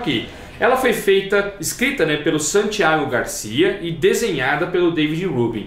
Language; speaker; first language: Portuguese; native; Portuguese